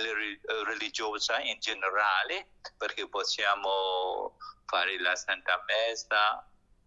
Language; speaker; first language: Italian; non-native, learner; Burmese